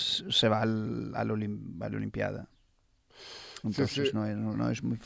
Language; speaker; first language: Spanish; non-native, fluent; Italian